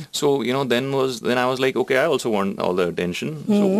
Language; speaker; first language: English; non-native, local second language; Punjabi